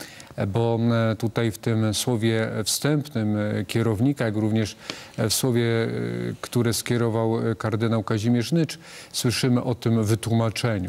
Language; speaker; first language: Polish; native; Polish